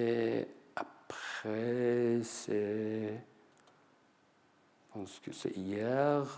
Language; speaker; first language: French; non-native, fluent; Persian